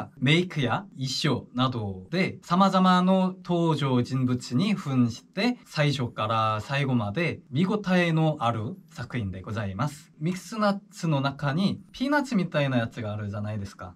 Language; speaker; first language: Japanese; non-native, fluent; Korean